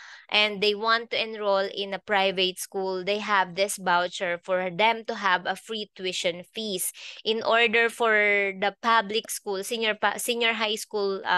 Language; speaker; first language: English; non-native, local second language; Filipino